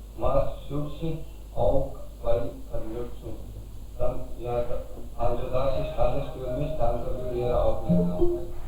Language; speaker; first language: German; non-native, learner; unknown